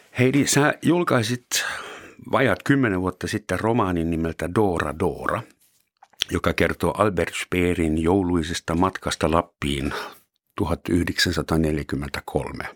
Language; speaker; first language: Finnish; non-native, fluent; German